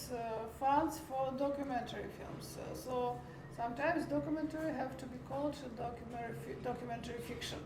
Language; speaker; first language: English; non-native, learner; Armenian